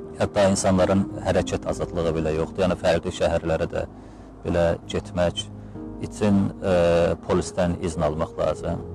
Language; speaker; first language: Azerbaijani; native; Azerbaijani